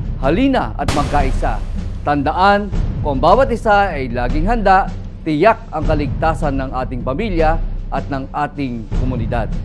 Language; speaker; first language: Filipino; native; Filipino